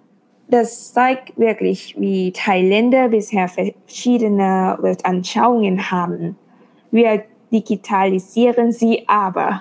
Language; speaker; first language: German; non-native, fluent; Thai